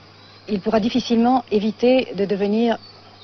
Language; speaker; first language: French; native; French